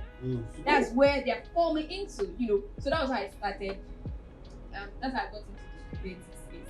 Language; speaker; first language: English; non-native, local second language; Yoruba